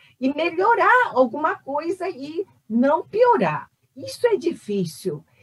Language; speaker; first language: Portuguese; early bilingual, other home language; Korean